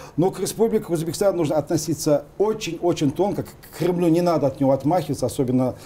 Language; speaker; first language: Russian; non-native, local second language; Uzbek